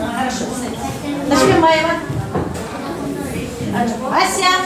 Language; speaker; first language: Russian; non-native, local second language; Kyrgyz